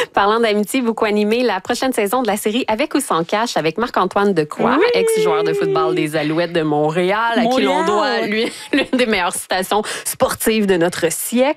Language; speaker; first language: French; native; French